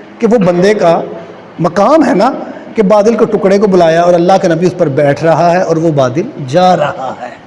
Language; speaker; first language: Urdu; native; Urdu